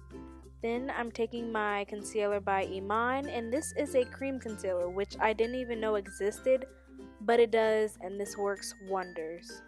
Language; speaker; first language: English; native; English